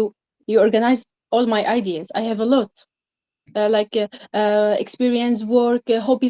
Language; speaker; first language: English; non-native, learner; Arabic